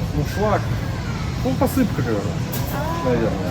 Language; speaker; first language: Russian; native; Russian